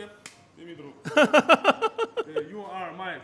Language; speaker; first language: English; non-native, learner; Ukrainian